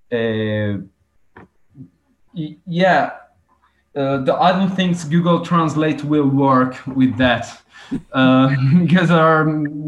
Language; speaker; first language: English; non-native, fluent; Italian